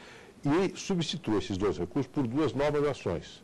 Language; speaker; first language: Portuguese; native; Portuguese